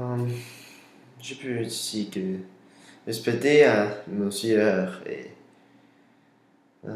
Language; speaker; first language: French; non-native, learner; Spanish